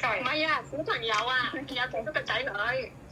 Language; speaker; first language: Chinese; non-native, learner; Indonesian